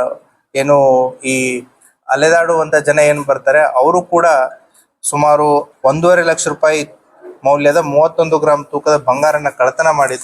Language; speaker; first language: Kannada; native; Kannada